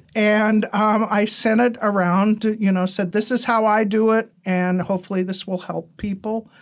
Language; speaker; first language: English; native; English